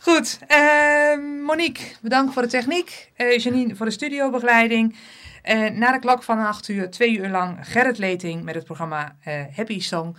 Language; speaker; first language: Dutch; native; Dutch